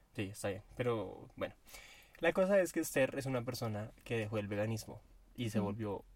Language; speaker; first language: Spanish; native; Spanish